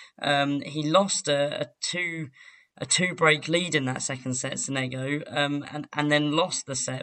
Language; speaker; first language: English; native; English